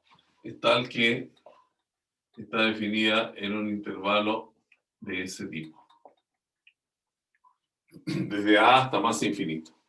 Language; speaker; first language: Spanish; native; Spanish